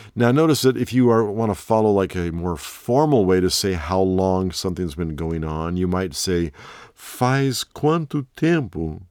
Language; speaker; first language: English; native; English